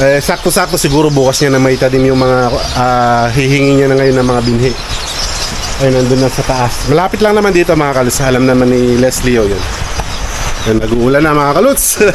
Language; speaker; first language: Filipino; native; Filipino